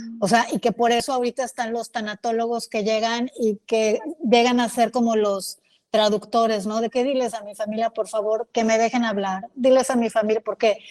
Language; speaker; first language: Spanish; native; Spanish